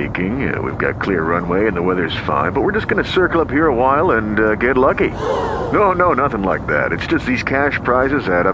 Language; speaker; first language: English; non-native, fluent; Ukrainian